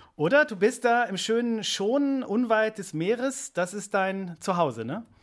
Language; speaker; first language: German; native; German